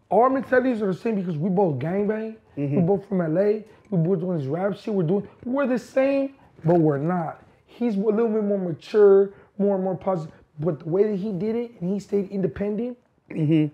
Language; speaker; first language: English; native; English